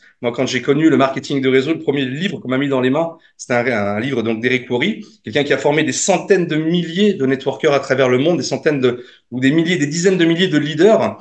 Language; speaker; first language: French; native; French